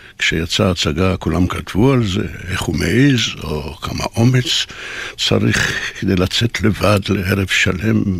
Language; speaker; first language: Hebrew; non-native, fluent; Polish